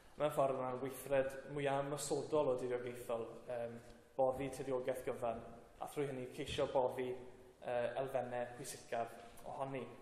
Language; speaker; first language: Welsh; native; Welsh